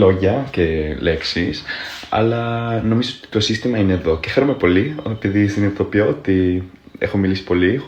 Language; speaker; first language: Greek; non-native, fluent; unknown